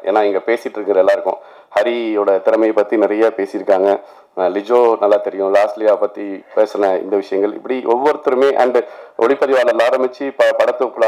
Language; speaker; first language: Tamil; native; Tamil